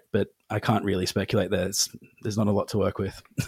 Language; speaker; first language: English; native; English